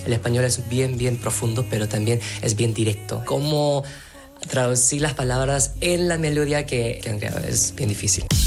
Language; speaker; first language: Spanish; non-native, fluent; Korean